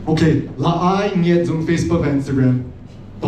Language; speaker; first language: Vietnamese; non-native, learner; English